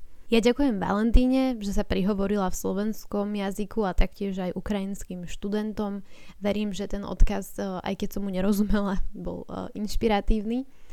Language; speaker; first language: Slovak; native; Slovak